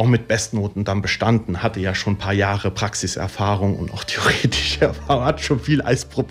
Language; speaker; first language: German; early bilingual, other home language; Italian